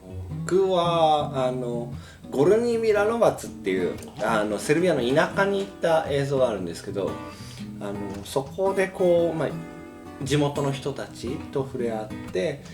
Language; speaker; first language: Japanese; native; Japanese